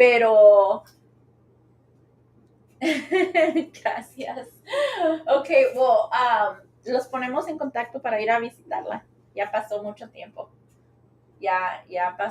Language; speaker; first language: Spanish; early bilingual, heritage; Spanish